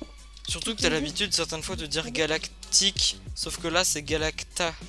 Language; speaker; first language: French; native; French